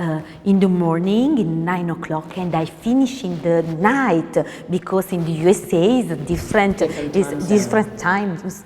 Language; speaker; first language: English; non-native, learner; Italian